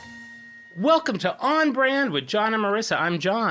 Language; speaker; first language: English; native; English